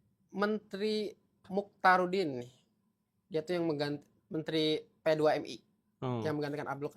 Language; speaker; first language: Indonesian; native; Indonesian